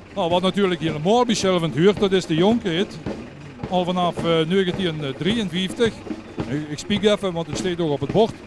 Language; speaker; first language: Dutch; native; Dutch